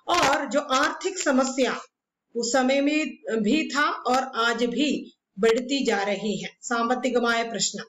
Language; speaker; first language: Hindi; non-native, local second language; Malayalam